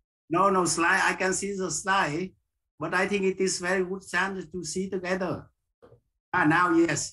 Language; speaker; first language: English; non-native, fluent; Vietnamese